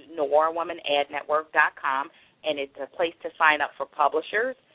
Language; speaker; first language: English; native; English